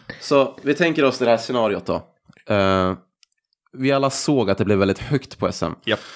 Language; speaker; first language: Swedish; native; Swedish